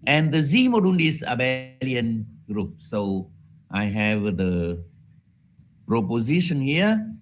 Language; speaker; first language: English; non-native, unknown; Vietnamese